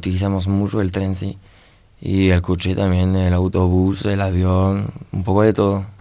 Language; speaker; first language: Spanish; non-native, learner; French